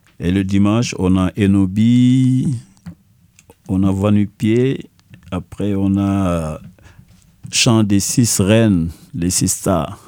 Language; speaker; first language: French; non-native, local second language; Wolof